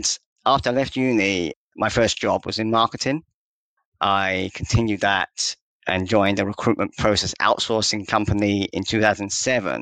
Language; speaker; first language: English; native; English